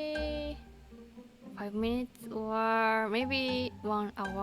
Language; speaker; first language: English; non-native, learner; Japanese